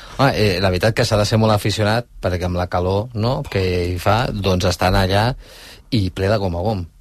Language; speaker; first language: Catalan; native; Catalan